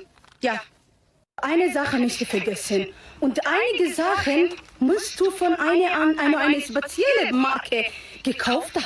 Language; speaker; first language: German; non-native, fluent; Somali